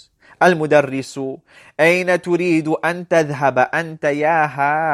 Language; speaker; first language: Arabic; non-native, fluent; English